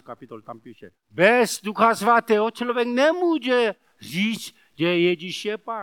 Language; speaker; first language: Czech; non-native, learner; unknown